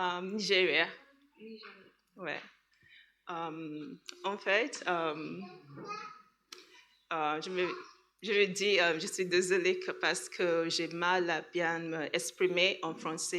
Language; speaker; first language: French; non-native, learner; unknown